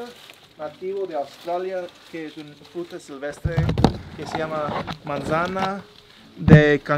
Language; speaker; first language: Spanish; non-native, learner; English